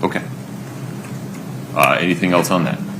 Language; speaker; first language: English; native; English